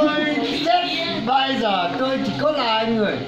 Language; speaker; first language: Vietnamese; non-native, local second language; Hmong